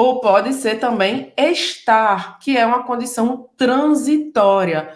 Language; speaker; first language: Portuguese; native; Portuguese